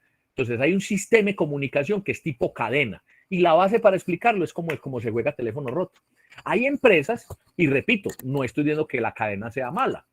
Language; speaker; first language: Spanish; native; Spanish